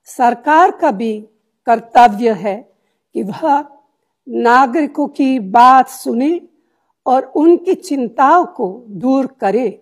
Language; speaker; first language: Hindi; non-native, fluent; Italian